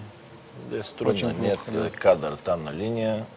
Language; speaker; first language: Russian; non-native, learner; Bulgarian